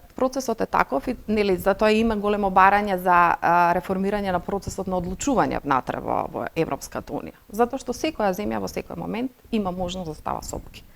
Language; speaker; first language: Macedonian; non-native, local second language; Bosnian